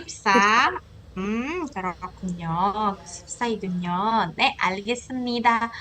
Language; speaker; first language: Korean; non-native, fluent; Indonesian